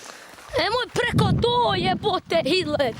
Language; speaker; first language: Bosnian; early bilingual, heritage; English